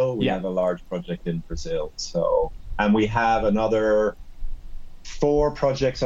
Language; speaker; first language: English; native; English